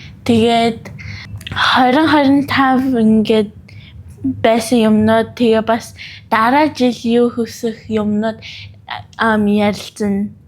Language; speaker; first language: Mongolian; early bilingual, heritage; Mongolian